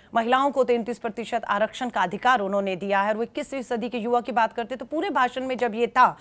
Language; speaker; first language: Hindi; native; Hindi